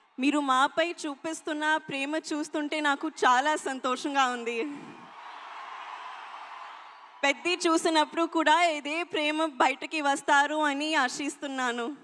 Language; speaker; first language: Telugu; non-native, learner; Hindi